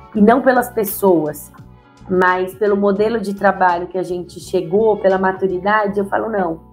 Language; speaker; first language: Portuguese; native; Portuguese